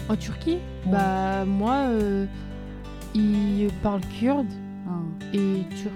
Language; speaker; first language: French; early bilingual, other home language; Turkish